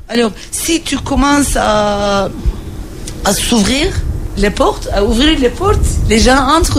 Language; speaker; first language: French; non-native, learner; Turkish